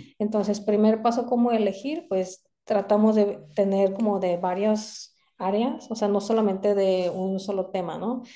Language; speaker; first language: Spanish; non-native, fluent; Korean